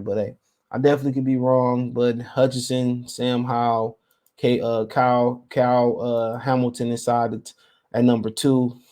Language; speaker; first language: English; native; English